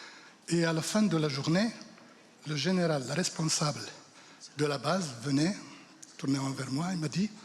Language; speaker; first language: French; non-native, local second language; Arabic